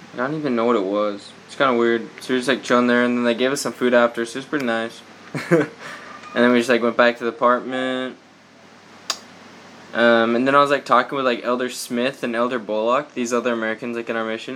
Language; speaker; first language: English; native; English